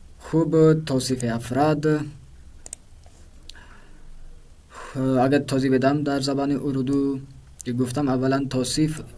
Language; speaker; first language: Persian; non-native, fluent; Urdu